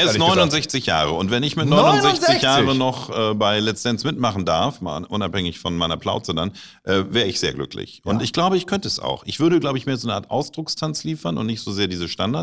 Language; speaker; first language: German; native; German